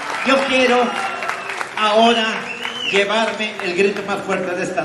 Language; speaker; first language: Portuguese; non-native, learner; Spanish